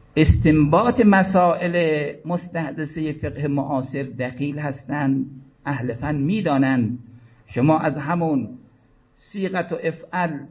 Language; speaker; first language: Persian; native; Persian